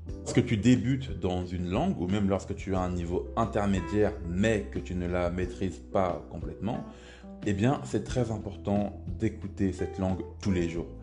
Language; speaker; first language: French; native; French